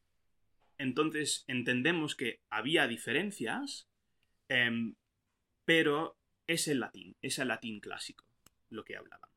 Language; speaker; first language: Spanish; non-native, fluent; English